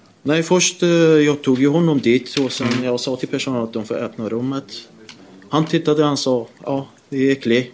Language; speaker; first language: Swedish; non-native, fluent; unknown